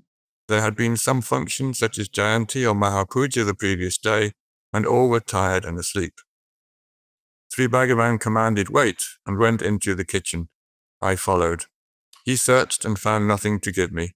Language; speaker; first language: English; native; English